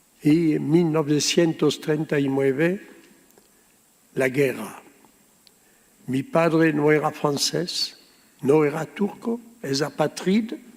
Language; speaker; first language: Spanish; early bilingual, heritage; French